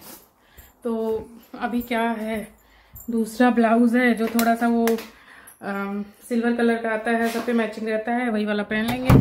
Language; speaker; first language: Hindi; native; Hindi